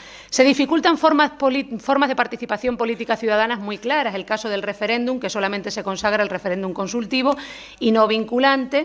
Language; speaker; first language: Spanish; native; Spanish